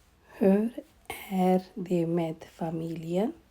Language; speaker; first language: Swedish; non-native, learner; Urdu